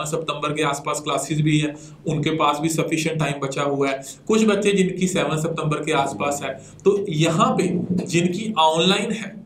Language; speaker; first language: Hindi; non-native, local second language; Punjabi